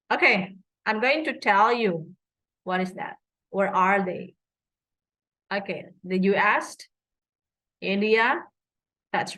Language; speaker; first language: English; non-native, fluent; Indonesian